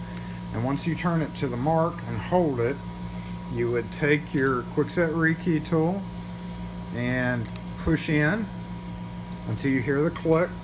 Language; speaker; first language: English; native; English